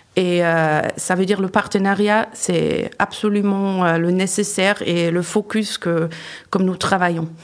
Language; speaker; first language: French; non-native, fluent; German